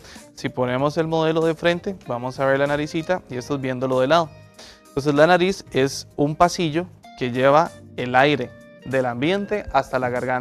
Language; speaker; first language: Spanish; native; Spanish